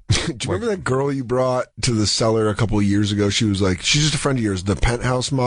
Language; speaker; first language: English; native; English